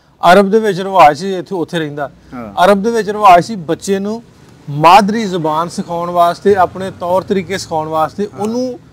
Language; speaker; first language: Punjabi; native; Punjabi